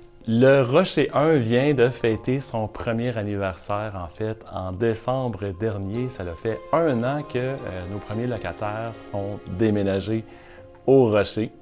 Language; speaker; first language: French; native; French